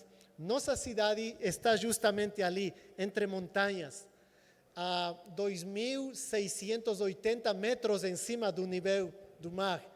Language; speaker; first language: Portuguese; non-native, fluent; Spanish